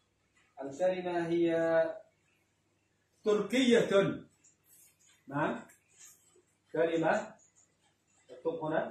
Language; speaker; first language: Arabic; non-native, fluent; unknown